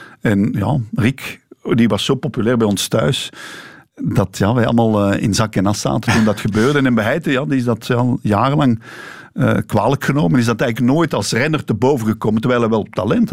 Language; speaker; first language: Dutch; native; Dutch